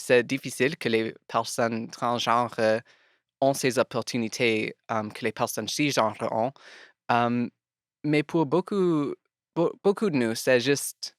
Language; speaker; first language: French; non-native, local second language; English